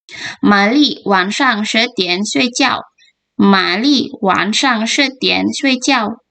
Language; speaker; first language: Chinese; non-native, fluent; Indonesian